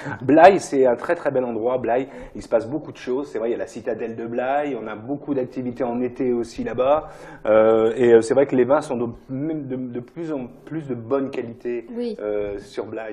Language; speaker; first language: French; native; French